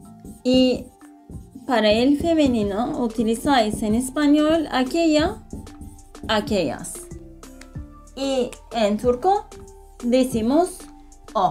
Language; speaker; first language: Spanish; non-native, fluent; Turkish